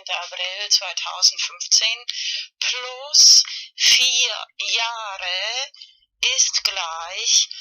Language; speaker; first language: German; non-native, fluent; Spanish